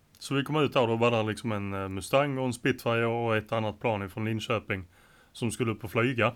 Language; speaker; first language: Swedish; native; Swedish